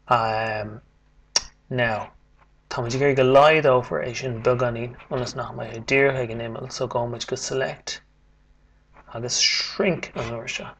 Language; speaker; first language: Irish; native; Irish